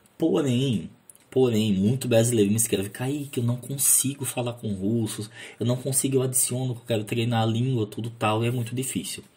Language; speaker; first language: Portuguese; native; Portuguese